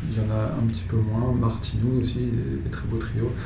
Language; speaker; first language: French; native; French